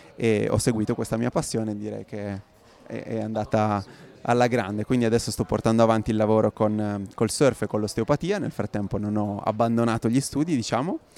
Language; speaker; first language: Italian; native; Italian